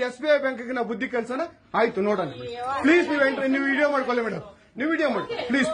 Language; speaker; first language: Kannada; native; Kannada